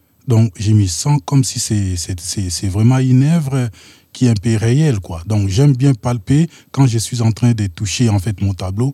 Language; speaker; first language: French; non-native, local second language; Lingala